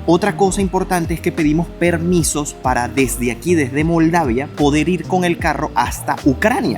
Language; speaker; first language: Spanish; native; Spanish